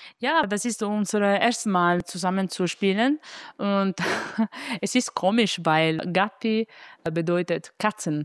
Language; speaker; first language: German; non-native, fluent; Italian